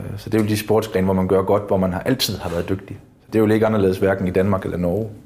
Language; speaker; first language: Danish; native; Danish